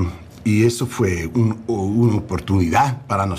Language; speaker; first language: Spanish; non-native, learner; English